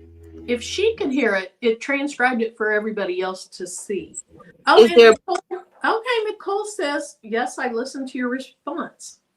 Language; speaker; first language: English; native; English